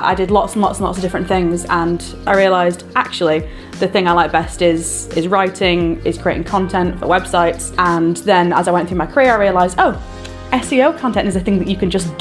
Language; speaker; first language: English; native; English